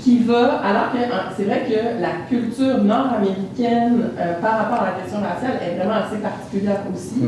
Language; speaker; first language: French; native; French